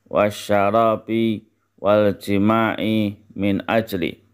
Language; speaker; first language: Arabic; non-native, fluent; Indonesian